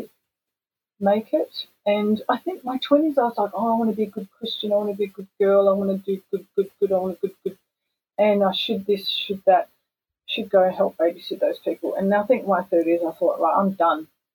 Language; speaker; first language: English; native; English